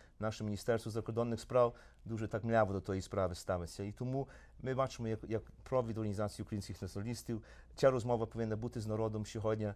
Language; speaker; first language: Ukrainian; early bilingual, heritage; Ukrainian